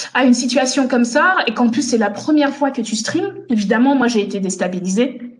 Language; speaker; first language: French; native; French